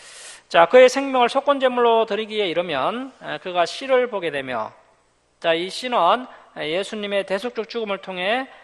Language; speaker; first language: Korean; native; Korean